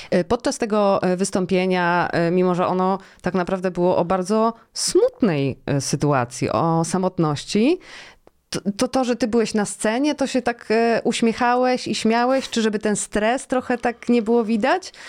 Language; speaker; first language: Polish; native; Polish